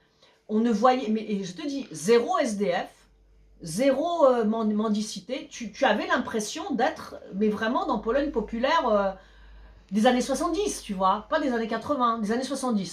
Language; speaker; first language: French; early bilingual, other home language; Polish